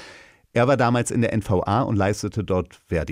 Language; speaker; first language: German; native; German